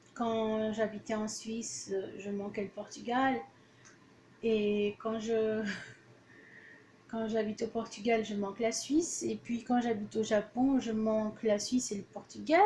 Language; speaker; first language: French; early bilingual, other home language; Portuguese